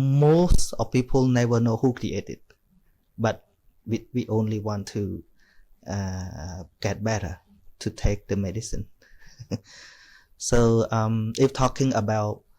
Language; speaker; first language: English; non-native, fluent; Khmer